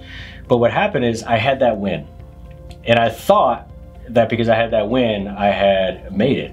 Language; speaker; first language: English; native; English